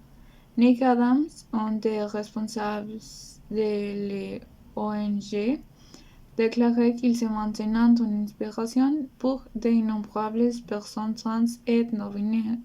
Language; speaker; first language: French; non-native, learner; Spanish